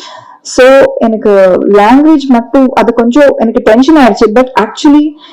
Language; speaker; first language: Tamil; non-native, learner; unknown